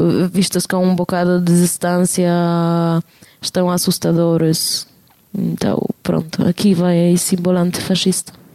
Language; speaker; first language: Portuguese; non-native, fluent; Polish